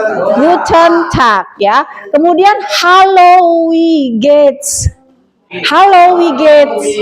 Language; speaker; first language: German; non-native, learner; Indonesian